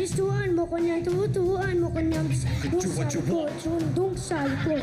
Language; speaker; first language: Filipino; early bilingual, heritage; Filipino